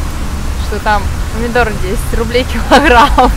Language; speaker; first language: Russian; native; Russian